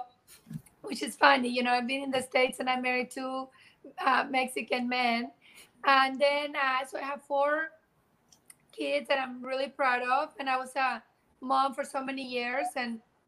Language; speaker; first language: English; non-native, fluent; Spanish